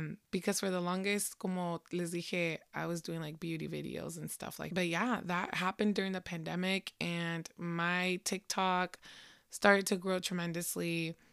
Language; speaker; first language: English; early bilingual, other home language; Spanish